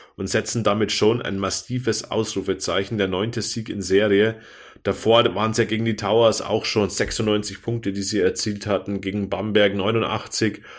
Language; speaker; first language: German; native; German